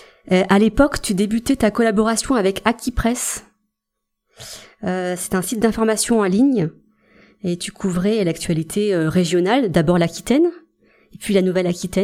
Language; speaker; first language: French; native; French